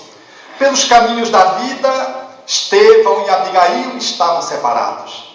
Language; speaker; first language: Portuguese; native; Portuguese